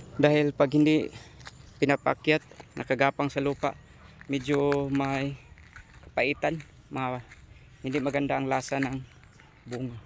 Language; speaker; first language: Filipino; non-native, local second language; Cebuano